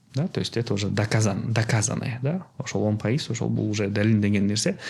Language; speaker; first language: Russian; non-native, local second language; Kyrgyz